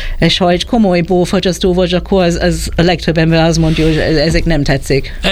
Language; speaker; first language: Hungarian; non-native, learner; English